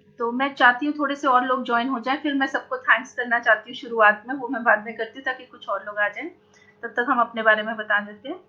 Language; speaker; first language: Hindi; native; Hindi